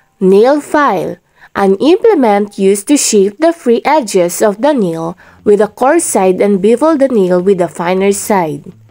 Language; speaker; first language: English; non-native, local second language; Filipino